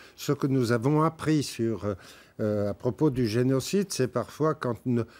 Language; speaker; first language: French; native; French